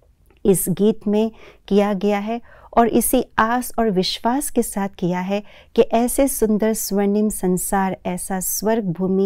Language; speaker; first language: Hindi; native; Hindi